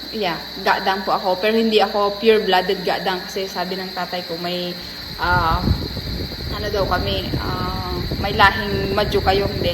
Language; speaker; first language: Filipino; non-native, local second language; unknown